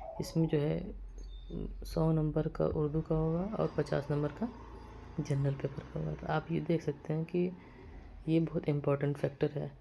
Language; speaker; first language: Urdu; native; Urdu